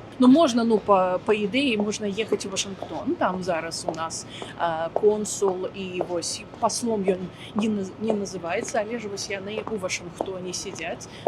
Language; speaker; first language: Belarusian; non-native, local second language; Russian